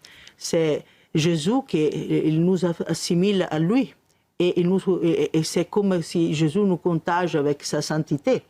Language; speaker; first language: French; non-native, fluent; Italian